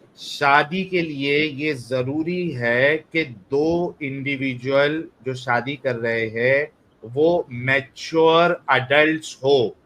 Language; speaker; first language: Hindi; native; Hindi